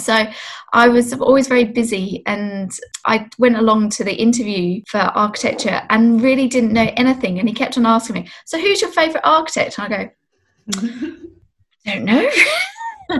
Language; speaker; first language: English; native; English